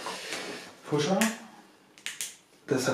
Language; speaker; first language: German; native; German